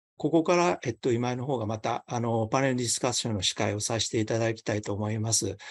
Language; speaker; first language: Japanese; native; Japanese